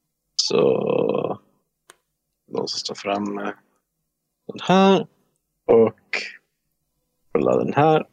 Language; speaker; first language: Swedish; non-native, fluent; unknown